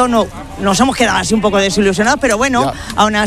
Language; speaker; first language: Spanish; native; Spanish